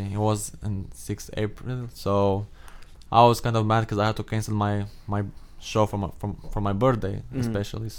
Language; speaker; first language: English; non-native, fluent; Albanian